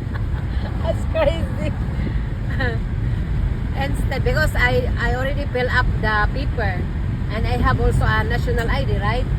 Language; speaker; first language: English; non-native, local second language; Cebuano